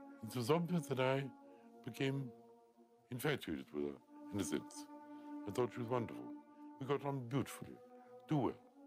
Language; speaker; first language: English; early bilingual, other home language; Russian